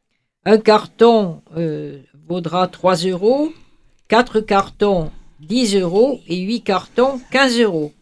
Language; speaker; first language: French; native; French